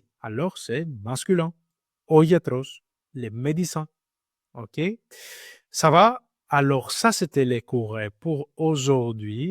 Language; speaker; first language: French; non-native, learner; Greek